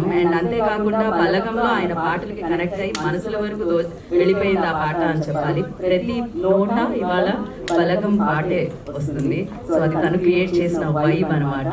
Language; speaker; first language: Telugu; native; Telugu